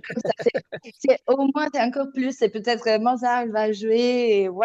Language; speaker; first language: French; non-native, fluent; Italian